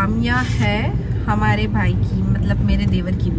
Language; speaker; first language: Hindi; native; Hindi